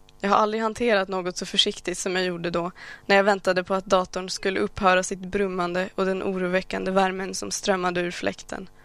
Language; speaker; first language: Swedish; early bilingual, other home language; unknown